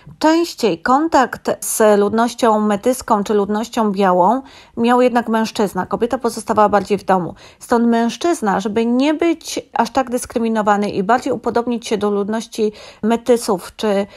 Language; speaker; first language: Polish; native; Polish